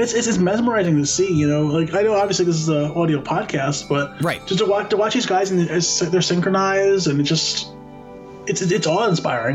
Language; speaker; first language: English; native; English